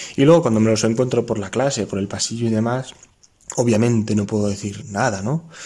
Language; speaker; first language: Spanish; native; Spanish